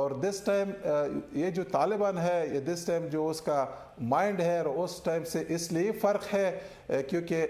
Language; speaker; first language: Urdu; non-native, learner; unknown